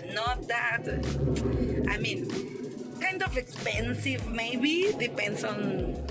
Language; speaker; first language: English; non-native, fluent; Spanish